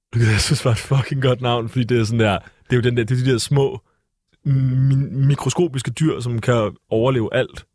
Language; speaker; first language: Danish; native; Danish